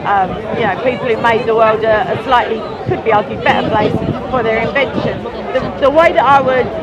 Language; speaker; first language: English; native; English